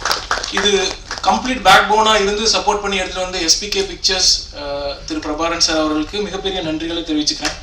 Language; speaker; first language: Tamil; native; Tamil